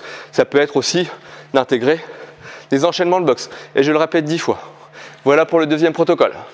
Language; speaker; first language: French; native; French